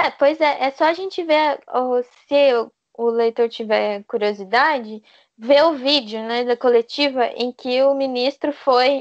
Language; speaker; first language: Portuguese; native; Portuguese